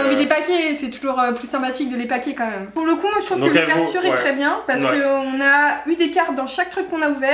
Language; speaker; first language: French; native; French